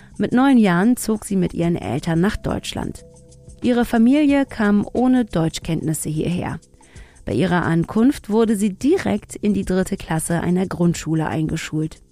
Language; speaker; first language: German; early bilingual, other home language; Tigrinya